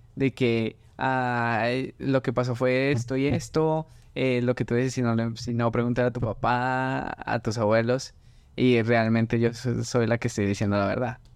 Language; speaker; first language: Spanish; native; Spanish